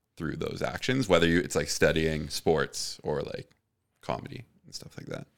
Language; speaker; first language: English; native; English